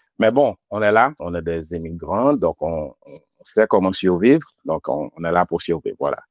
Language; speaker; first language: French; non-native, local second language; Haitian Creole